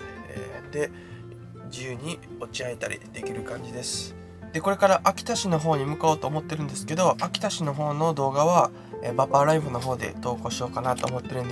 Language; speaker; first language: Japanese; native; Japanese